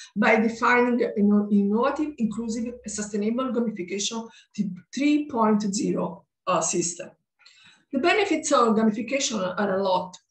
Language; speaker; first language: English; non-native, learner; Italian